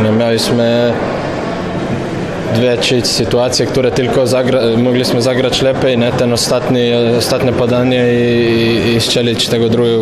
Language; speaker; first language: Polish; non-native, fluent; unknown